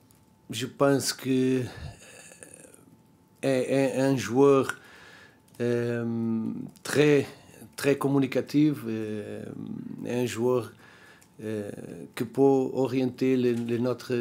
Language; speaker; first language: French; non-native, learner; Portuguese